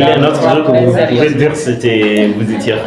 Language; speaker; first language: French; non-native, learner; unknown